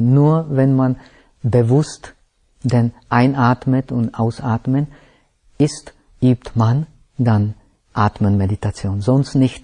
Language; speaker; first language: German; non-native, fluent; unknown